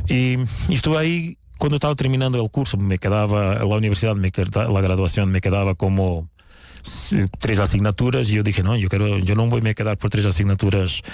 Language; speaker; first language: Spanish; non-native, fluent; Portuguese